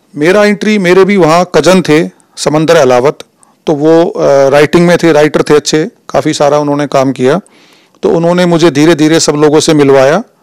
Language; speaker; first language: Hindi; native; Hindi